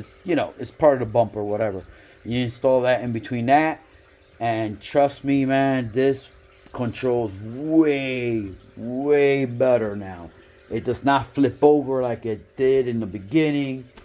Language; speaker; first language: English; native; English